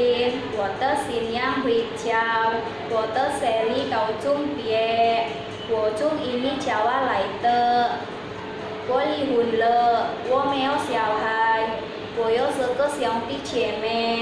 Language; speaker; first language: Chinese; non-native, learner; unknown